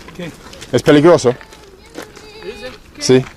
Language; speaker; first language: Spanish; non-native, learner; English